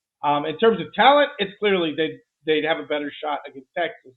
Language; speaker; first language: English; native; English